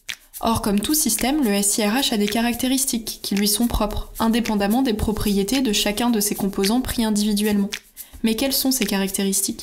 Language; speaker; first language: French; native; French